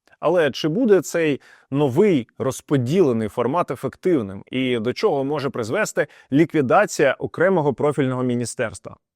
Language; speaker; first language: Ukrainian; native; Ukrainian